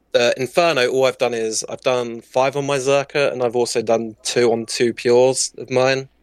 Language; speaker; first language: English; native; English